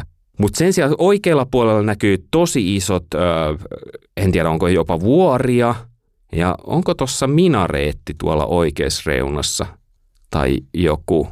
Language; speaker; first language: Finnish; native; Finnish